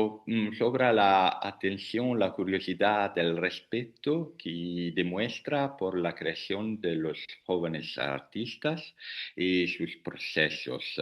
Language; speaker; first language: Spanish; non-native, learner; Italian